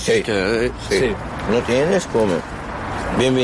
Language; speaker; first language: Spanish; non-native, learner; Arabic